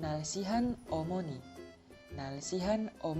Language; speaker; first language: Korean; non-native, fluent; Indonesian